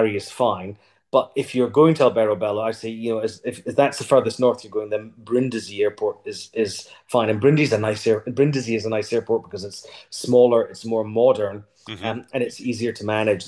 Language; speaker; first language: English; native; English